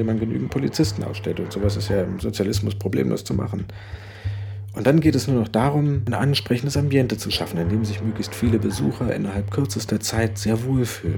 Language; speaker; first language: German; native; German